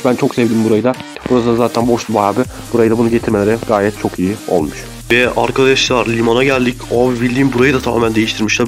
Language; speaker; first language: Turkish; native; Turkish